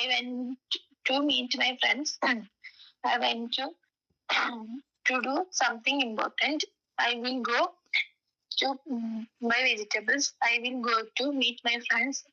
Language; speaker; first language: English; non-native, learner; Malayalam